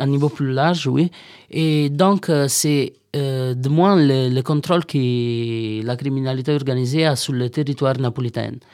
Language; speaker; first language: French; non-native, learner; Italian